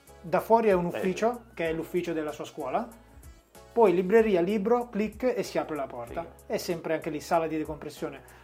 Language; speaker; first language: Italian; native; Italian